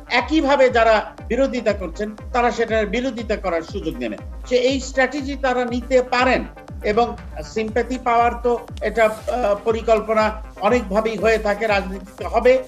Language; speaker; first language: Bangla; native; Bangla